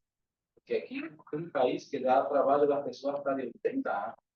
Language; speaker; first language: Portuguese; non-native, learner; Spanish